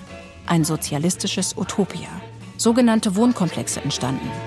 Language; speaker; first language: German; native; German